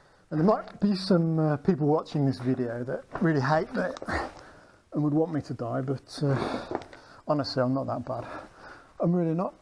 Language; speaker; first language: English; native; English